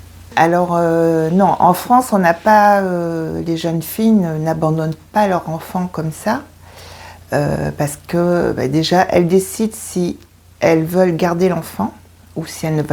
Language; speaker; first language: French; early bilingual, other home language; Korean